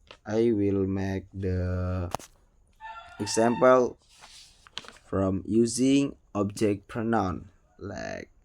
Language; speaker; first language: English; non-native, learner; Indonesian